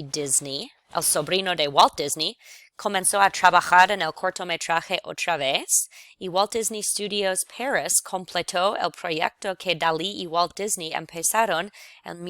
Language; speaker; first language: Spanish; non-native, fluent; English